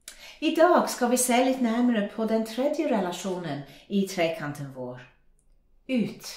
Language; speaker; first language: Norwegian; non-native, fluent; English